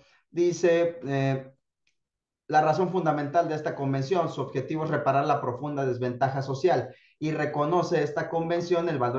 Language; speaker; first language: Spanish; native; Spanish